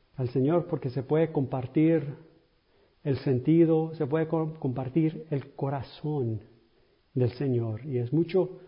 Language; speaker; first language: Spanish; early bilingual, other home language; English